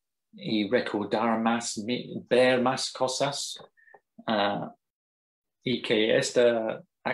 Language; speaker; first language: Spanish; non-native, fluent; English